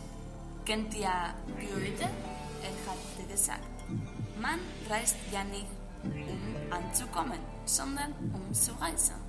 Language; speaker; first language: German; non-native, learner; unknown